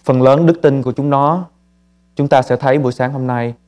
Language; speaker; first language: Vietnamese; early bilingual, heritage; Vietnamese